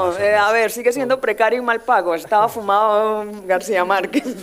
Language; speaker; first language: Spanish; native; Spanish